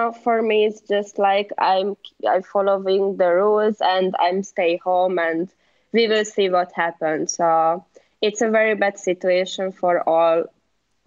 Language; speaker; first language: English; non-native, learner; Hungarian